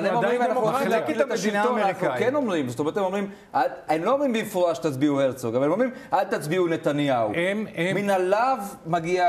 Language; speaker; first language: Hebrew; native; Hebrew